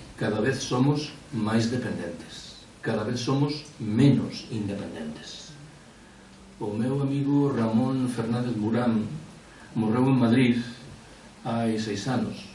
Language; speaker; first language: Galician; non-native, local second language; Spanish